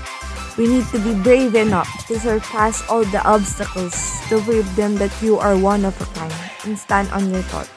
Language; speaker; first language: English; non-native, local second language; Filipino